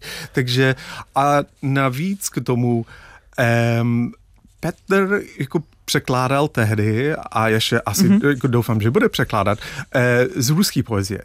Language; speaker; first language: Czech; non-native, fluent; English